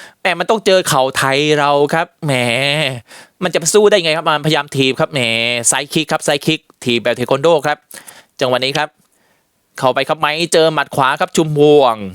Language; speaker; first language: Thai; native; Thai